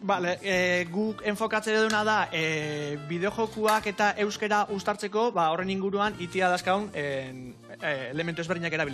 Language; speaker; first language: Basque; native; Basque